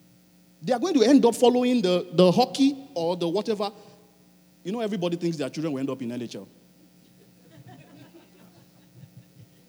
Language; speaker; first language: English; non-native, local second language; Yoruba